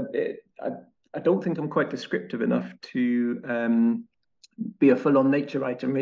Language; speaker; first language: English; native; English